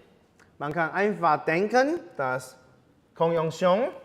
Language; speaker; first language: German; non-native, learner; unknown